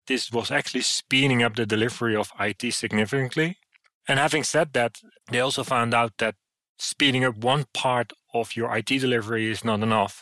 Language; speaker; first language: English; non-native, fluent; Dutch